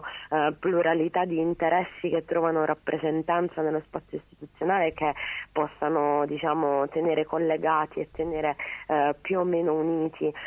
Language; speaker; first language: Italian; native; Italian